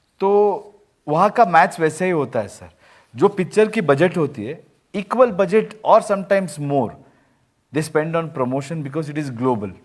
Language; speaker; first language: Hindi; non-native, local second language; Kannada